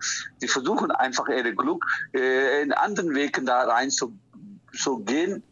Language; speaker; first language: German; non-native, fluent; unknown